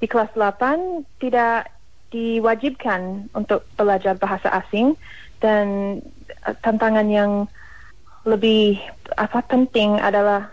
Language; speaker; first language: Indonesian; non-native, fluent; English